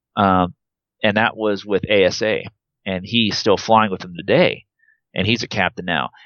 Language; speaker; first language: English; native; English